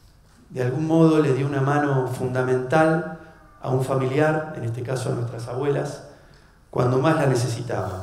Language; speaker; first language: Spanish; native; Spanish